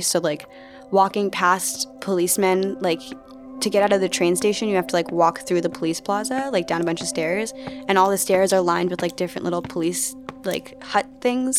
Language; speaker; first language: English; native; English